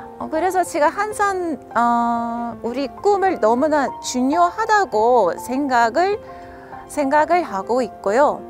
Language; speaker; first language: Korean; non-native, fluent; Russian